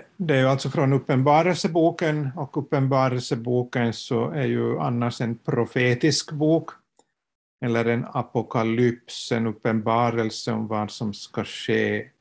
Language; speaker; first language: Swedish; native; Swedish